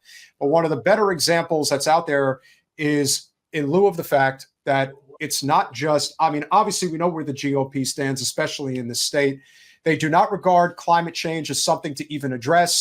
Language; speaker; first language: English; native; English